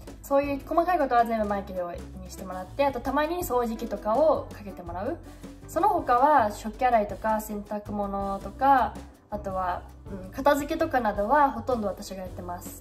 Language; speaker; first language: Japanese; early bilingual, heritage; Japanese